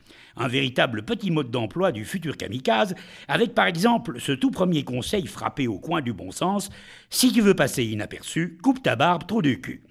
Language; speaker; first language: French; native; French